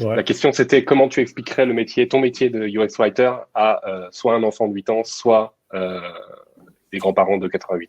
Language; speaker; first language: French; native; French